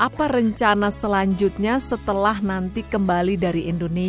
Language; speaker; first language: Indonesian; native; Indonesian